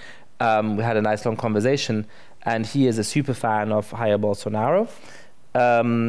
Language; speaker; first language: English; non-native, fluent; German